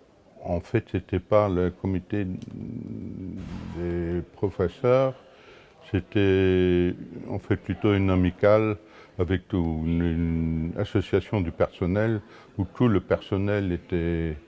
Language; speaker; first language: French; non-native, local second language; Luxembourgish